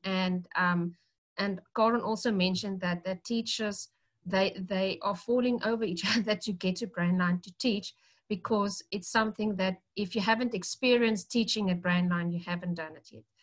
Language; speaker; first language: English; non-native, local second language; Afrikaans